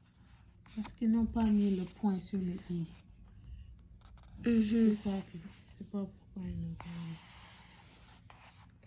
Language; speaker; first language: French; non-native, learner; English